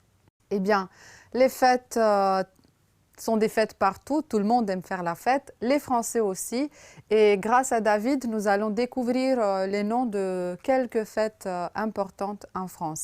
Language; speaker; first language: French; non-native, fluent; Romanian